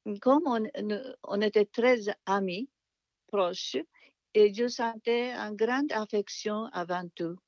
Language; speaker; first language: French; non-native, fluent; Japanese